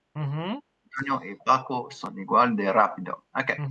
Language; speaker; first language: Spanish; non-native, learner; English